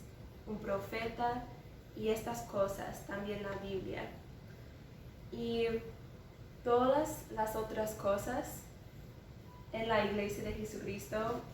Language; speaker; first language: Spanish; non-native, fluent; English